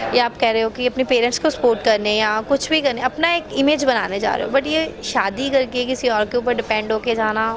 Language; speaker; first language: Hindi; native; Hindi